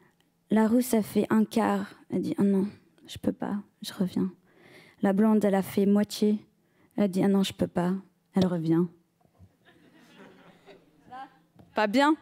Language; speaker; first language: French; early bilingual, heritage; French